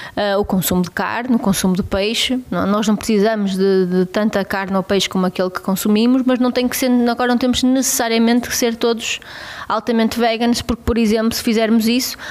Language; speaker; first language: Portuguese; native; Portuguese